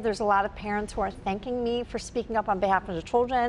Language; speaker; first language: English; native; English